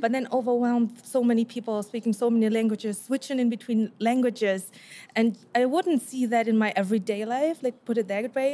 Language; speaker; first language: English; non-native, fluent; Korean